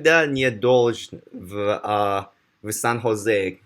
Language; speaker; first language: Russian; non-native, learner; Chinese